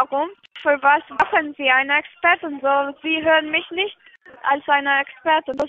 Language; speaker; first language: German; non-native, learner; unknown